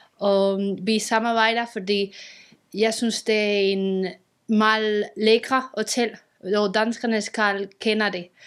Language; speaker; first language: Danish; non-native, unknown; Spanish